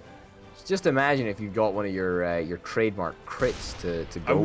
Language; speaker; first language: English; native; English